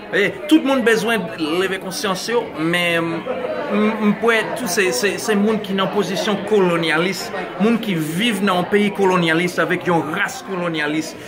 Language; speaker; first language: Haitian Creole; non-native, fluent; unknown